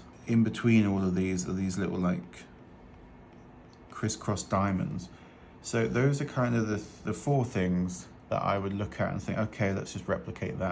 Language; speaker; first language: English; native; English